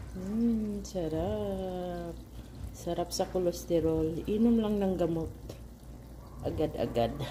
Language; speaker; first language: Filipino; non-native, local second language; Cebuano